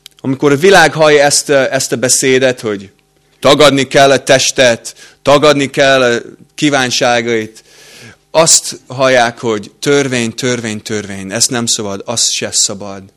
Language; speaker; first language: Hungarian; non-native, fluent; English